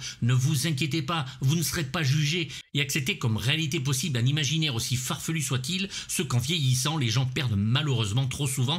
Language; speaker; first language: French; native; French